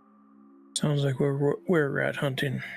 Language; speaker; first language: English; native; English